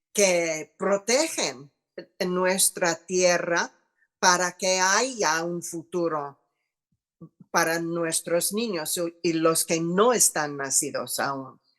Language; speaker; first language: Spanish; non-native, fluent; English